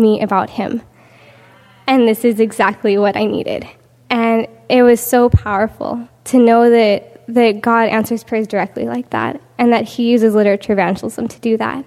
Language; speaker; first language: English; native; English